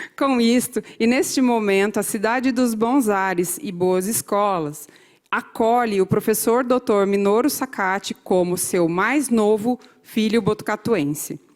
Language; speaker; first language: Portuguese; native; Portuguese